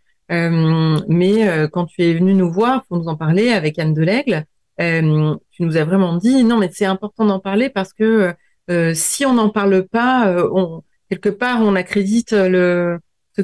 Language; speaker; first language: French; native; French